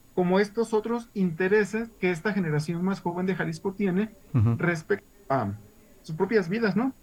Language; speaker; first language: Spanish; native; Spanish